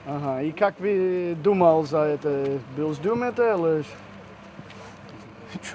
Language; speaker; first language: Russian; non-native, learner; English